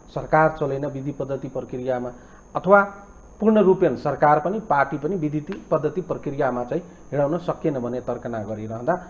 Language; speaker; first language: Nepali; native; Nepali